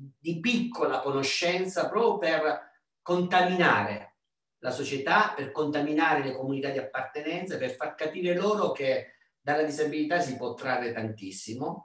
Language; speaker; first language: Italian; native; Italian